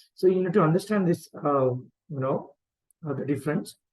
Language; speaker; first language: English; non-native, local second language; Telugu